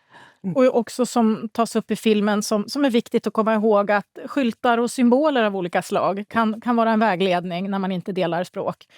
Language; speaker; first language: Swedish; native; Swedish